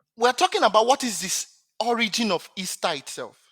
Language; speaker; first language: English; non-native, local second language; Yoruba